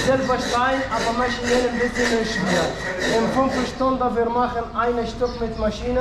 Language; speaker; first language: German; non-native, learner; Arabic